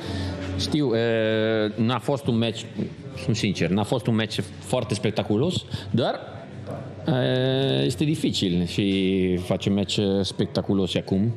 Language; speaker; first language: Romanian; non-native, learner; Italian